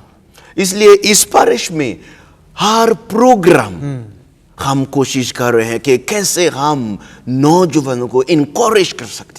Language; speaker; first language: Hindi; non-native, learner; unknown